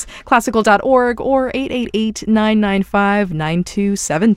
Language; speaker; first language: English; native; English